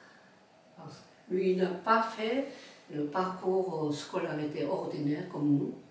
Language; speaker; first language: French; non-native, fluent; Korean